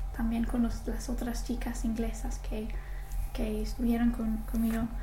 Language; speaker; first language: Spanish; non-native, fluent; English